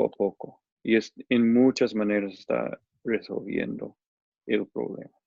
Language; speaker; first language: Spanish; non-native, learner; English